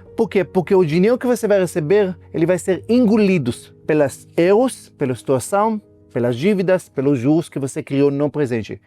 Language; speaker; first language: Portuguese; non-native, fluent; Hebrew